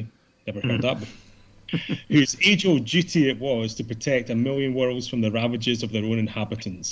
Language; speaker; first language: English; native; English